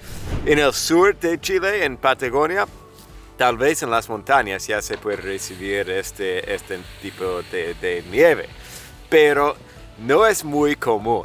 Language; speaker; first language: Spanish; non-native, fluent; English